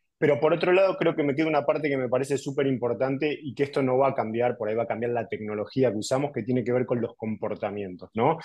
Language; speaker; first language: Spanish; native; Spanish